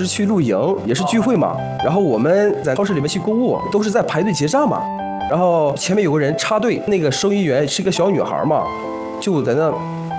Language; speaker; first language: Chinese; native; Chinese